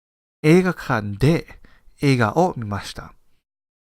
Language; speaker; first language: Japanese; non-native, fluent; English